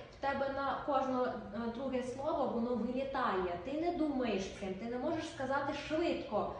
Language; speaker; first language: Ukrainian; non-native, local second language; Russian